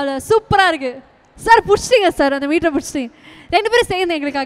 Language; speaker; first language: Tamil; native; Tamil